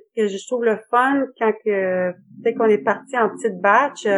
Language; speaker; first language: French; native; French